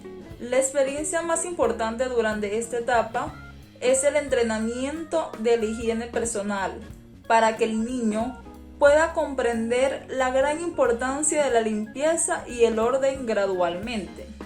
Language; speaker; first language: Spanish; native; Spanish